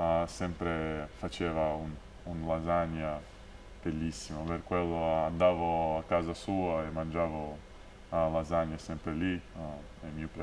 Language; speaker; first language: Italian; non-native, learner; Georgian